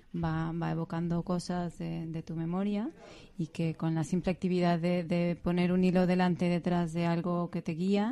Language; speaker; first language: Spanish; native; Spanish